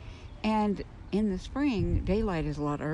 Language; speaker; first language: English; native; English